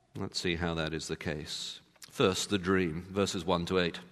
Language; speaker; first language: English; native; English